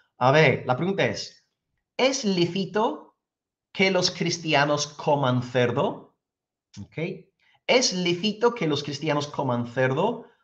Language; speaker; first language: Spanish; non-native, fluent; English